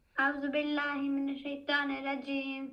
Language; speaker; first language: Arabic; non-native, learner; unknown